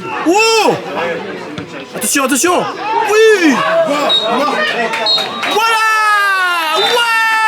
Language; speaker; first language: French; native; French